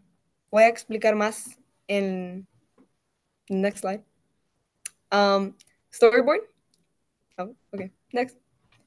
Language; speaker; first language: Spanish; early bilingual, heritage; Spanish